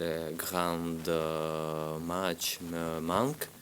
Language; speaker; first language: French; non-native, learner; Russian